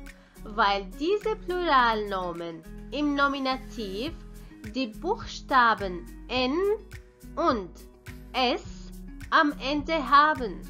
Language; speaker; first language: German; non-native, fluent; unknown